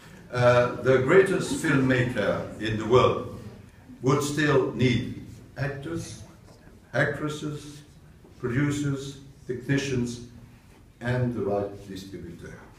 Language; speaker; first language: English; non-native, fluent; French